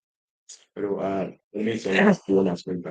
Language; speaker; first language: Spanish; non-native, learner; English